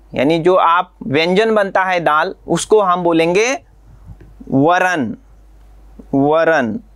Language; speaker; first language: Hindi; non-native, local second language; Marathi